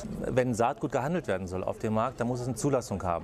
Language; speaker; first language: German; native; German